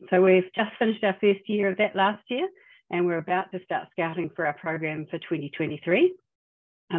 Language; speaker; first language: English; native; English